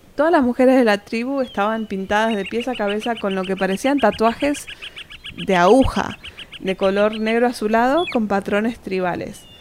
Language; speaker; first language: Spanish; native; Spanish